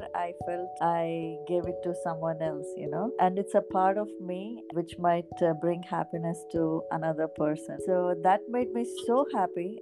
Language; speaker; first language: English; non-native, local second language; Kannada